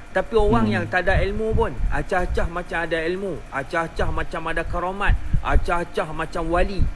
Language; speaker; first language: Malay; native; Malay